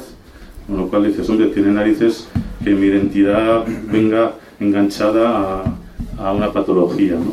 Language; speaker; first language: Spanish; native; Spanish